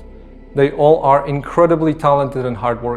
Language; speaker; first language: English; non-native, fluent; Polish